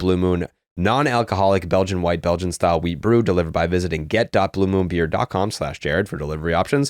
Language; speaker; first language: English; native; English